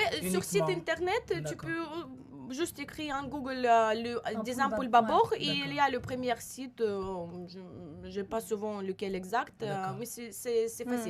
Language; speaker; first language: French; non-native, learner; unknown